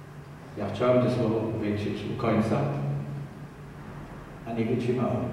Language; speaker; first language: Polish; non-native, learner; German